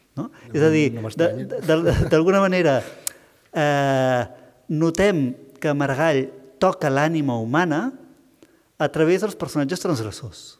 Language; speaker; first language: Catalan; native; Catalan